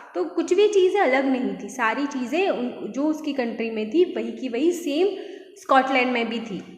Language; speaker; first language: Hindi; non-native, local second language; Gujarati